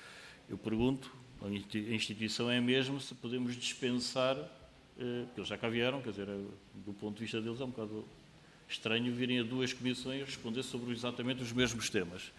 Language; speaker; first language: Portuguese; native; Portuguese